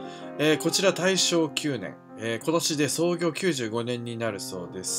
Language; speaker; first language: Japanese; native; Japanese